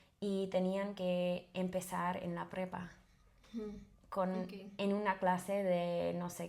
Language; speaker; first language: Spanish; non-native, fluent; English